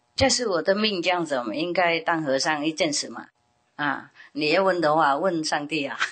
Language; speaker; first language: Chinese; non-native, fluent; Vietnamese